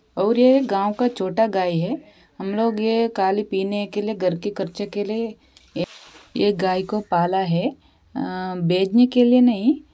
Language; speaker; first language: Hindi; non-native, local second language; Kannada